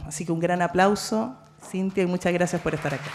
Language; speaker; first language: Spanish; native; Spanish